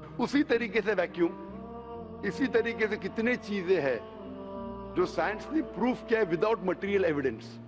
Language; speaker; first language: Hindi; non-native, local second language; Konkani